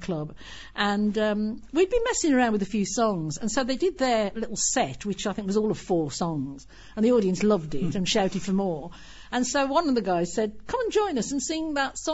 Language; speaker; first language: English; native; English